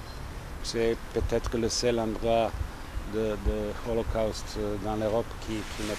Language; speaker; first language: French; non-native, fluent; Serbian